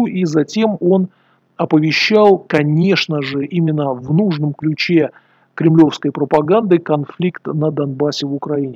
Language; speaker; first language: Russian; native; Russian